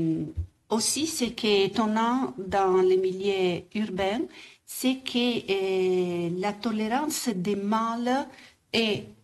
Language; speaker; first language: French; non-native, fluent; Italian